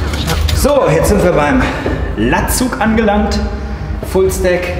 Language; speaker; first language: German; native; German